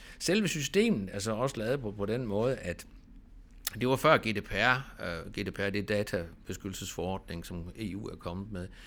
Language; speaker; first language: Danish; native; Danish